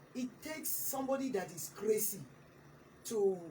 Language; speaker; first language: English; non-native, local second language; Yoruba